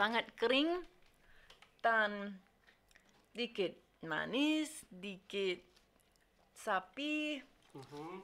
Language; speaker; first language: Indonesian; non-native, learner; English